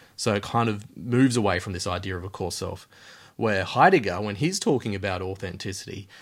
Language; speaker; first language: English; native; English